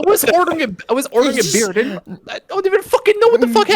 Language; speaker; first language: English; native; English